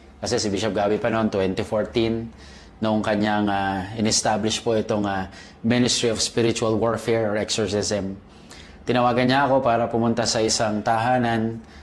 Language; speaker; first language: Filipino; native; Filipino